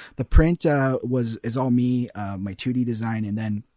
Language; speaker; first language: English; early bilingual, heritage; Spanish